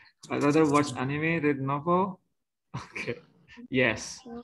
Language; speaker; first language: English; non-native, fluent; Indonesian